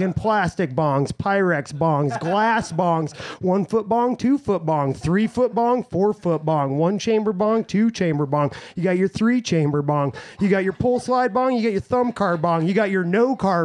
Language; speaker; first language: English; native; English